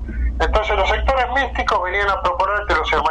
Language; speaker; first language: Spanish; native; Spanish